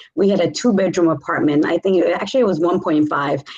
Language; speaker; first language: English; native; English